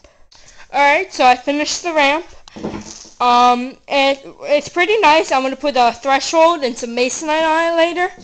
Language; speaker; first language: English; native; English